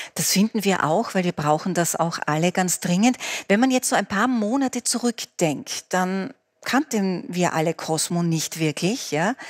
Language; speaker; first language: German; native; German